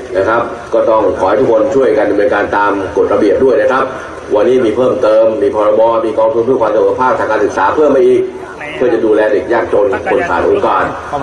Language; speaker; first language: Thai; native; Thai